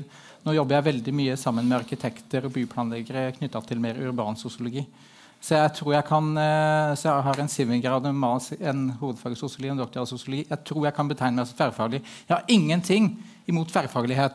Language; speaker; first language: Norwegian; native; Norwegian